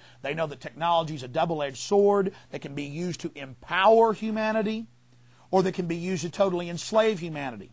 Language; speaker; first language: English; native; English